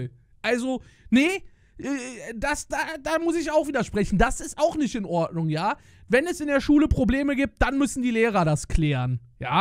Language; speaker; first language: German; native; German